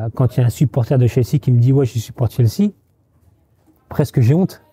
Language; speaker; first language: French; native; French